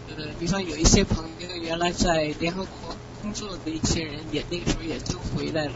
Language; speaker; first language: Chinese; non-native, fluent; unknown